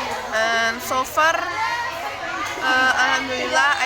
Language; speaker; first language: English; non-native, learner; Indonesian